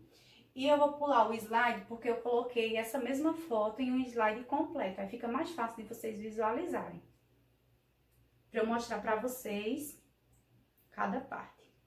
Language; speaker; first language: Portuguese; native; Portuguese